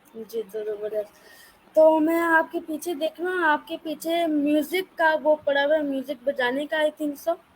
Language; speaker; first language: Urdu; non-native, local second language; Punjabi